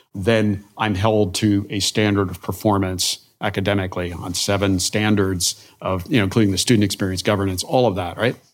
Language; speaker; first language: English; native; English